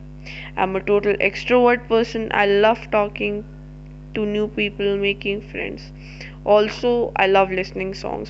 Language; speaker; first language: English; non-native, local second language; Hindi